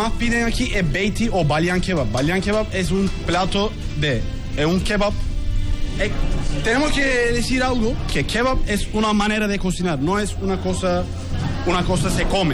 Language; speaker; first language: Spanish; non-native, learner; Turkish